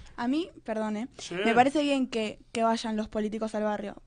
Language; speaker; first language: Spanish; native; Spanish